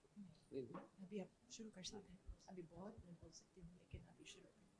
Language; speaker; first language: Hindi; non-native, learner; English